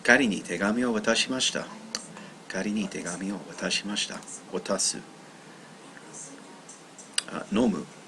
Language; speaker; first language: Japanese; non-native, learner; English